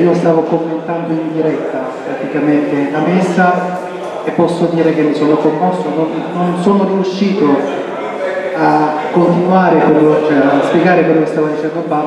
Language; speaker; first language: Italian; non-native, fluent; Armenian